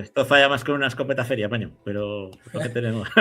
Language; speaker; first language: Spanish; native; Spanish